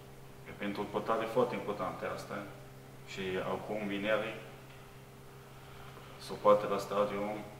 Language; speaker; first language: Romanian; non-native, learner; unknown